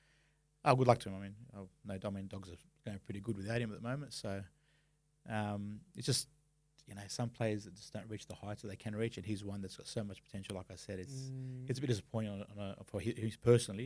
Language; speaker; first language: English; native; English